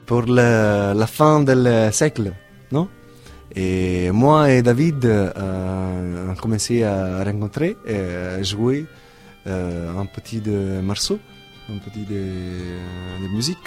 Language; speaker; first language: French; non-native, learner; Italian